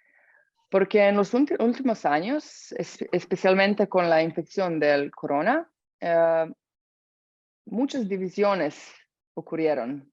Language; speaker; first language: Spanish; non-native, fluent; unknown